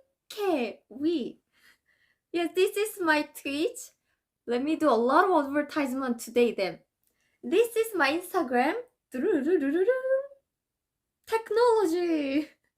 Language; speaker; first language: English; non-native, fluent; Korean